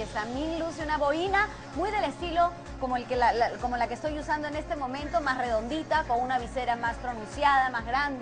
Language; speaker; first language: Spanish; native; Spanish